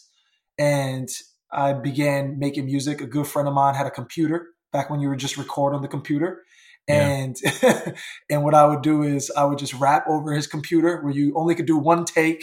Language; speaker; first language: English; native; English